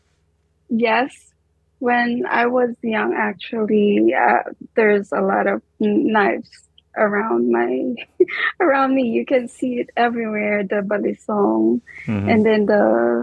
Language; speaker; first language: English; non-native, local second language; Filipino